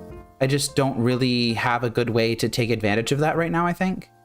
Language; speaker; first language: English; native; English